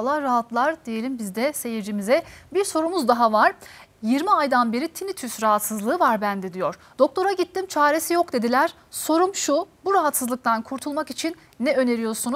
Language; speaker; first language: Turkish; native; Turkish